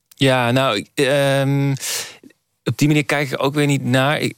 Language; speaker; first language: Dutch; native; Dutch